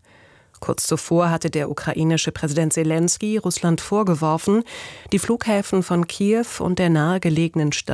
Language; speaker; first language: German; native; German